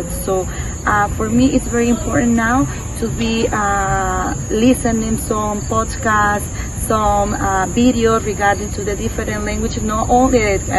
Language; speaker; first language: English; non-native, learner; Spanish